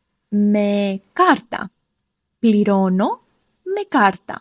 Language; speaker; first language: Greek; non-native, fluent; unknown